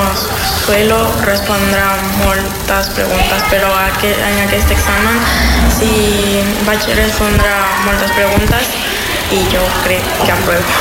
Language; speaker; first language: Catalan; non-native, fluent; Spanish